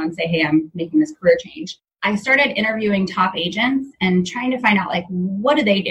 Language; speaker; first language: English; native; English